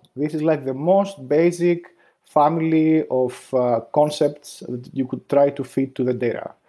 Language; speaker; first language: English; non-native, fluent; Greek